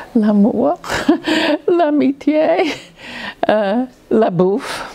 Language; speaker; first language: French; non-native, fluent; English